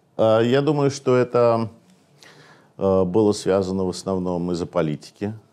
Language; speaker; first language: Russian; native; Russian